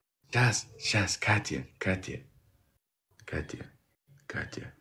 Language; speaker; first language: Russian; non-native, learner; Uzbek